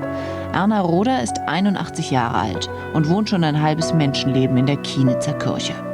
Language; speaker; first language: German; native; German